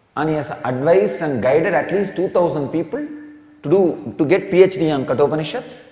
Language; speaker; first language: English; non-native, local second language; Tamil